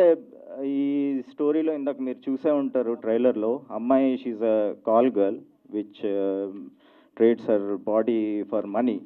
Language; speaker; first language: Telugu; native; Telugu